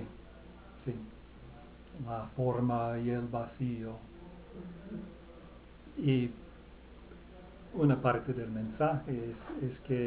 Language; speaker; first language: Spanish; non-native, fluent; English